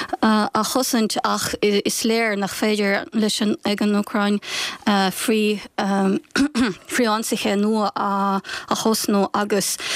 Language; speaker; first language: Irish; non-native, fluent; Ukrainian